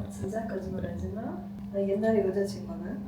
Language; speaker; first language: Korean; non-native, learner; Persian